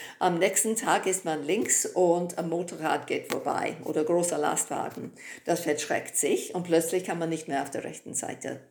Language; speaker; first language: German; non-native, fluent; English